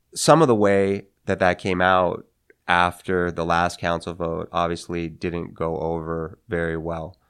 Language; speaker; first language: English; native; English